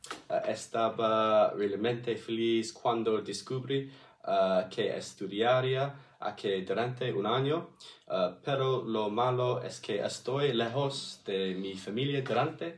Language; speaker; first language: Spanish; non-native, learner; English